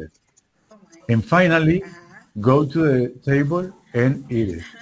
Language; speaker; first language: English; non-native, learner; Spanish